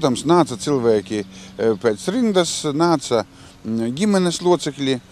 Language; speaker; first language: Latvian; native; Latvian